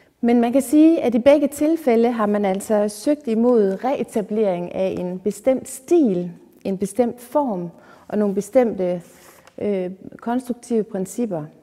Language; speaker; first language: Danish; native; Danish